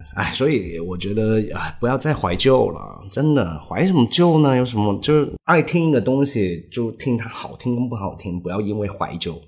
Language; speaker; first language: Chinese; non-native, local second language; Cantonese